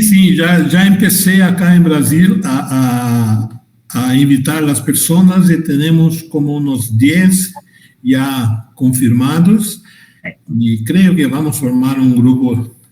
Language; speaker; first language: Spanish; non-native, fluent; Portuguese